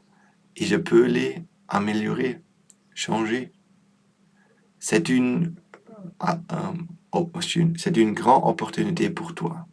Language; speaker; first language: French; non-native, learner; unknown